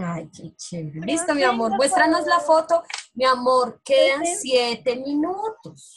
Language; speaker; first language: Spanish; native; Spanish